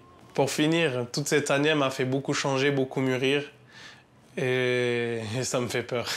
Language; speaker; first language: French; native; French